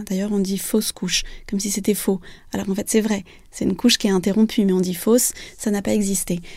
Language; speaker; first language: French; early bilingual, other home language; Vietnamese